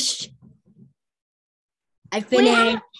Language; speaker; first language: English; non-native, learner; Spanish